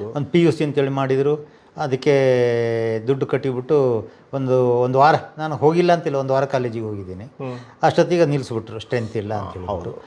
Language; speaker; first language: Kannada; native; Kannada